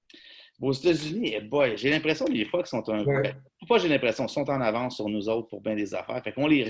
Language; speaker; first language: French; native; French